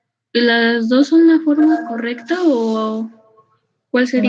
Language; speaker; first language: Spanish; native; Spanish